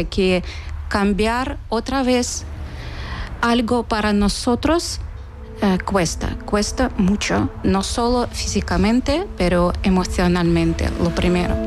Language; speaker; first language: Spanish; non-native, fluent; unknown